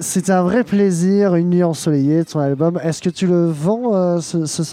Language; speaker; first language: French; native; French